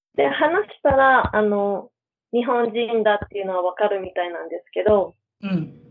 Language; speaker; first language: Japanese; native; Japanese